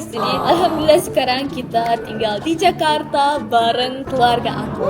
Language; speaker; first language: Indonesian; non-native, fluent; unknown